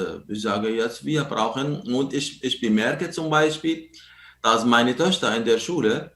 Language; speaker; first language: German; non-native, learner; Arabic